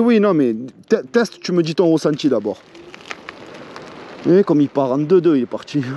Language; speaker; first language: French; native; French